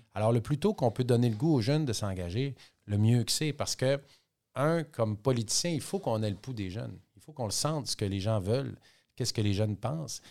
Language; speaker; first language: French; native; French